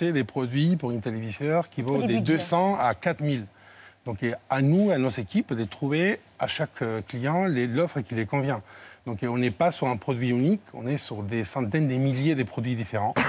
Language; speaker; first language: French; non-native, fluent; Spanish